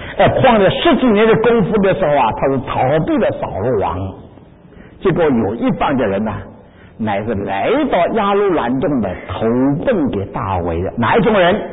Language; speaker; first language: Chinese; native; Chinese